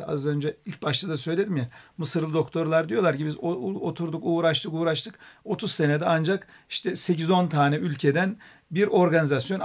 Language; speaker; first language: Turkish; native; Turkish